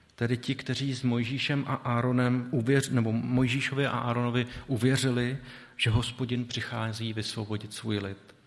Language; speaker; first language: Czech; native; Czech